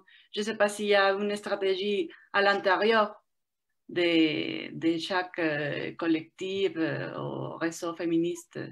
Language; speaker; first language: French; non-native, fluent; Spanish